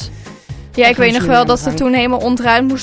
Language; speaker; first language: Dutch; native; Dutch